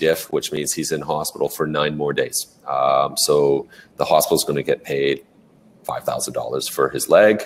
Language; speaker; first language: English; native; English